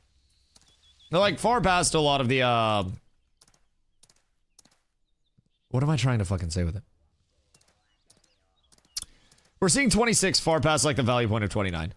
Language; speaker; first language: English; native; English